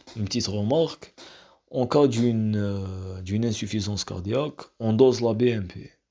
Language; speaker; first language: French; non-native, local second language; Arabic